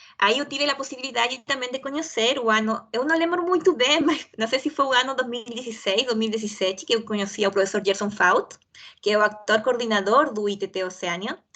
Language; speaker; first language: Portuguese; non-native, fluent; Spanish